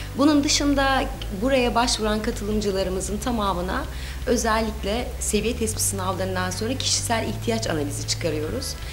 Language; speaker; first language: Turkish; native; Turkish